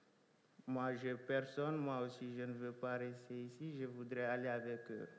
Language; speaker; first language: French; non-native, local second language; Fula